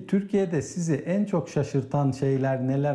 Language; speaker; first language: Turkish; native; Turkish